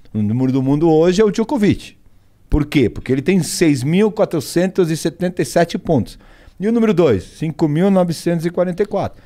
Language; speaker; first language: Portuguese; early bilingual, other home language; Spanish